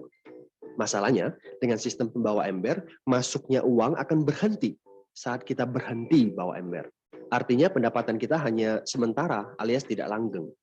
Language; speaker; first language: Indonesian; native; Indonesian